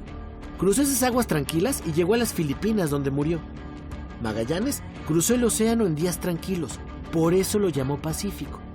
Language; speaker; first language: Spanish; native; Spanish